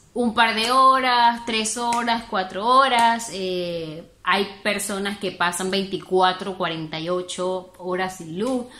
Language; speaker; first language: Spanish; native; Spanish